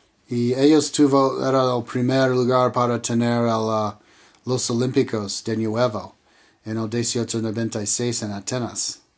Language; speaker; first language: Spanish; non-native, learner; English